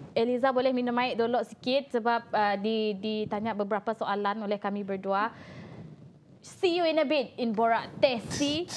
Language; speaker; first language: Malay; native; Malay